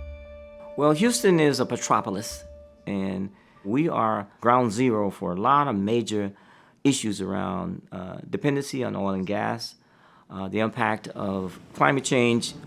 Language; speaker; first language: English; native; English